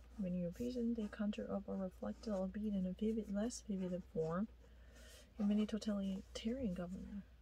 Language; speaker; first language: English; non-native, fluent; Korean